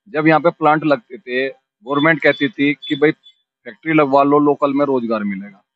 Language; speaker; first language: Hindi; native; Hindi